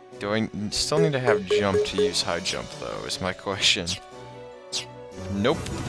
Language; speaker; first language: English; native; English